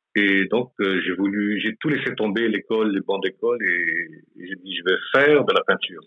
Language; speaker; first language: French; non-native, local second language; Malagasy